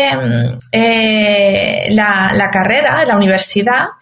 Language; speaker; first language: Spanish; native; Spanish